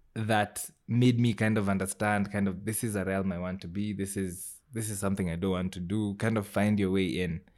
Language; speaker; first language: English; non-native, local second language; Gusii